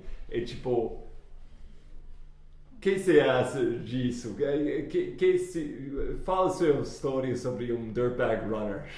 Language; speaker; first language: Portuguese; non-native, fluent; English